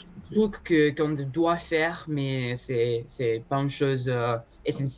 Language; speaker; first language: French; non-native, learner; Spanish